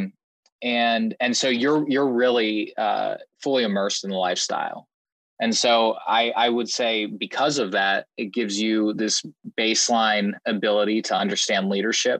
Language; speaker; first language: English; native; English